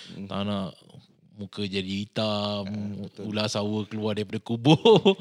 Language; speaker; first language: Malay; native; Malay